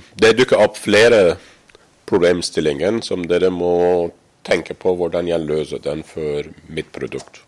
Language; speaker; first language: Norwegian; non-native, fluent; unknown